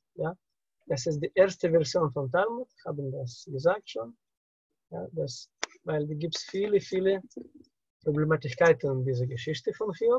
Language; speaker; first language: German; non-native, learner; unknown